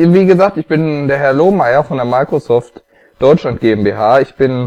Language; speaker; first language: German; native; German